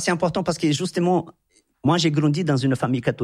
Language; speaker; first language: French; non-native, fluent; Portuguese